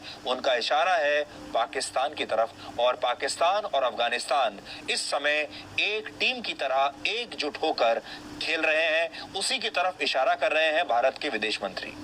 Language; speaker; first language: Hindi; native; Hindi